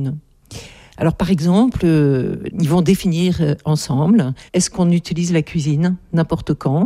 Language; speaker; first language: French; native; French